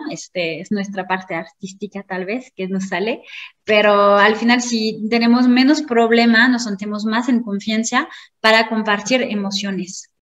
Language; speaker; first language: Spanish; non-native, fluent; French